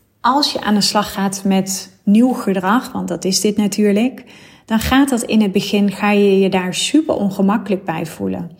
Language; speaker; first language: Dutch; native; Dutch